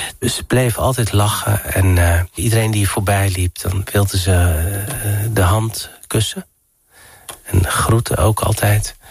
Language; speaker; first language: Dutch; early bilingual, other home language; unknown